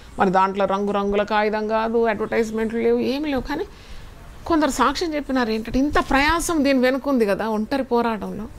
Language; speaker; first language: Telugu; non-native, fluent; Malayalam